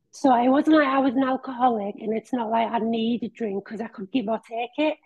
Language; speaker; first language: English; native; English